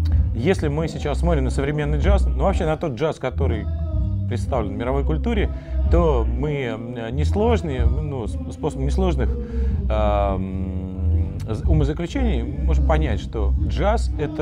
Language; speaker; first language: Russian; native; Russian